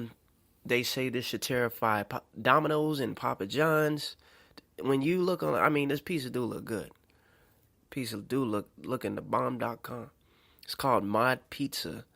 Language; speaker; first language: English; native; English